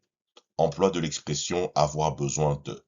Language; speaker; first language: French; non-native, fluent; English